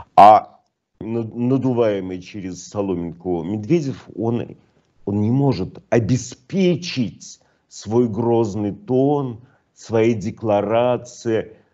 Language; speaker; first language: Russian; native; Russian